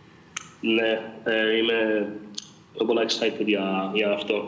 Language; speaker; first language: Greek; early bilingual, other home language; English